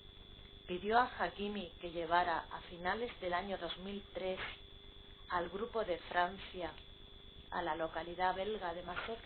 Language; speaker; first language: Spanish; native; Spanish